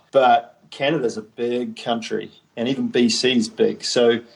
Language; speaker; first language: English; native; English